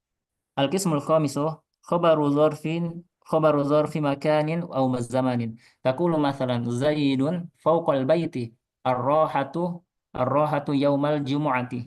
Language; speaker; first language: Arabic; non-native, fluent; Indonesian